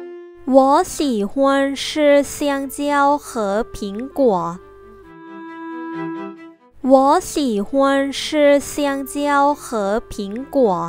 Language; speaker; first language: Chinese; non-native, fluent; Thai